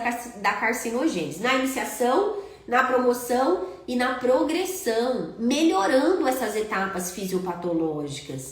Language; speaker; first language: Portuguese; native; Portuguese